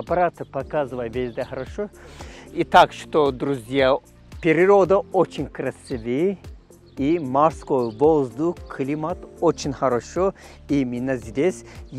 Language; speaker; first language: Russian; non-native, fluent; Turkish